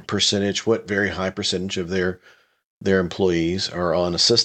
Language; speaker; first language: English; native; English